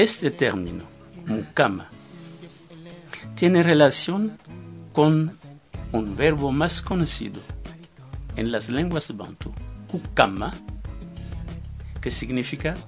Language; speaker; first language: Spanish; non-native, fluent; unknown